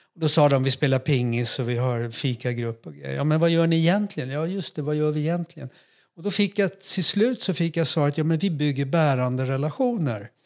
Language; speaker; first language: Swedish; native; Swedish